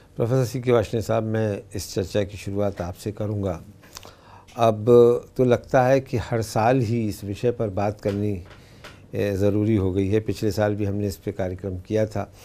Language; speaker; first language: Hindi; native; Hindi